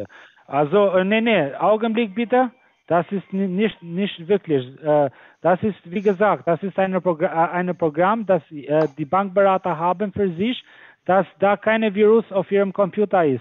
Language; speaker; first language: German; non-native, fluent; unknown